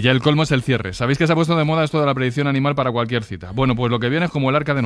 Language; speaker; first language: Spanish; native; Spanish